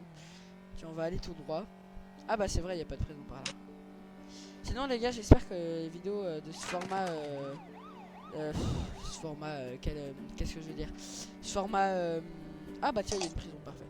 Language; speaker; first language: French; native; French